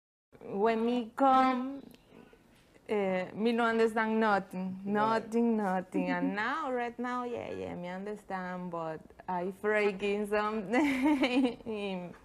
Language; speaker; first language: English; non-native, learner; Spanish